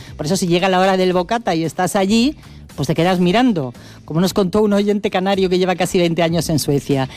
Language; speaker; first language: Spanish; native; Spanish